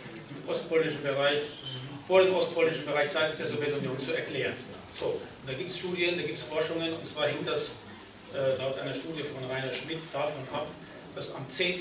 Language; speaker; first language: German; native; German